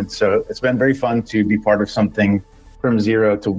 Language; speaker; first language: English; native; English